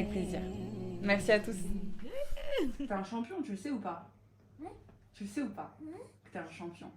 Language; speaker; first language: French; native; French